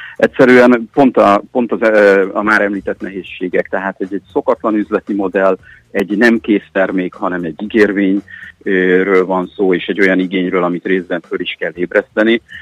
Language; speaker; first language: Hungarian; native; Hungarian